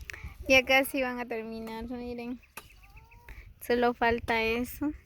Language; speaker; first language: Spanish; native; Spanish